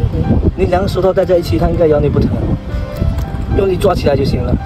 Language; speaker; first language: Chinese; native; Chinese